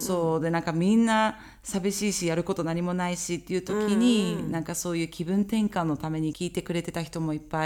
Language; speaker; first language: Japanese; native; Japanese